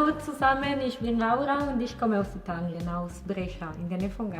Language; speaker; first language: German; non-native, fluent; Italian